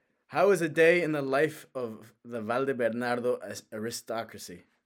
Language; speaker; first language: Spanish; non-native, fluent; English